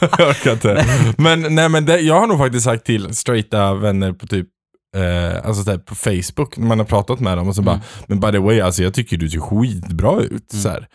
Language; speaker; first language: Swedish; native; Swedish